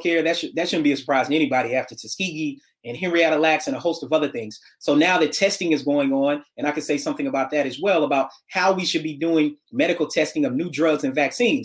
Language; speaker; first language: English; native; English